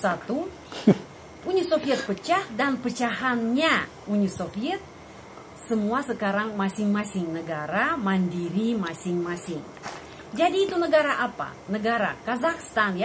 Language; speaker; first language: Indonesian; non-native, fluent; Russian